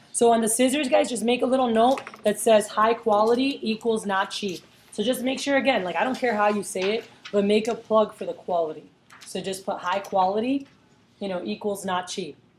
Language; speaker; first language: English; early bilingual, other home language; Spanish